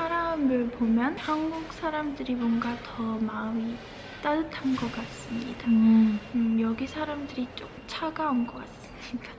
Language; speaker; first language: Korean; early bilingual, heritage; Czech